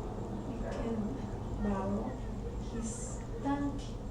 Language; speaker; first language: English; non-native, learner; Spanish